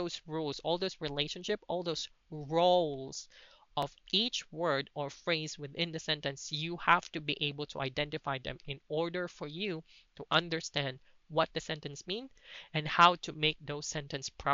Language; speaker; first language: English; non-native, local second language; Cebuano